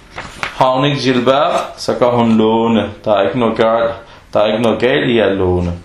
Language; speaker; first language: Danish; early bilingual, other home language; Arabic